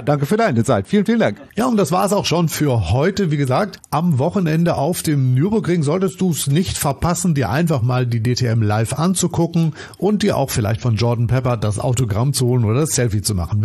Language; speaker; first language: German; native; German